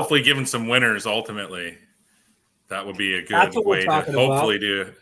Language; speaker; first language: English; native; English